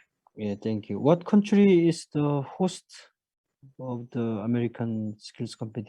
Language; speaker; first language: English; non-native, learner; Korean